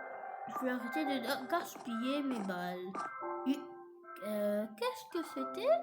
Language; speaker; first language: French; non-native, fluent; English